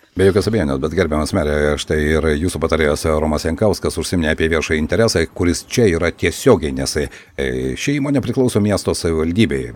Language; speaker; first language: Lithuanian; native; Lithuanian